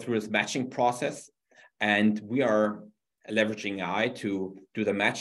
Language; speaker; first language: English; non-native, fluent; German